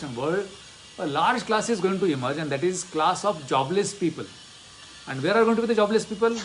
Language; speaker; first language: English; non-native, local second language; Marathi